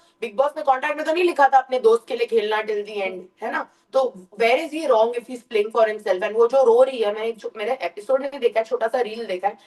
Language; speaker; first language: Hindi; early bilingual, heritage; Hindi